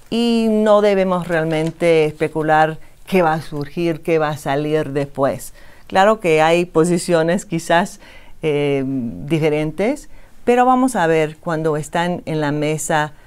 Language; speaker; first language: Spanish; non-native, fluent; English